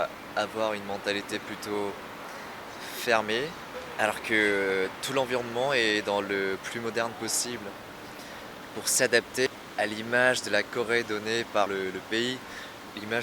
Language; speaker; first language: French; early bilingual, other home language; Korean